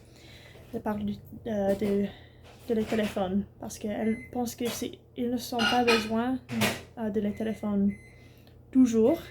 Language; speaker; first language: French; non-native, learner; English